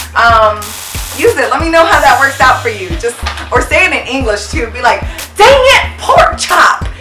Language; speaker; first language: English; native; English